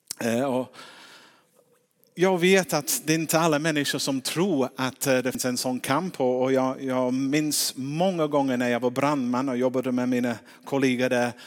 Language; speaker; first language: Swedish; non-native, fluent; English